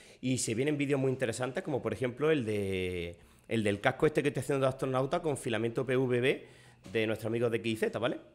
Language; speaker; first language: Spanish; native; Spanish